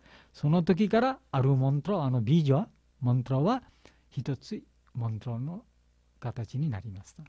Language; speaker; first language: Japanese; non-native, learner; Bangla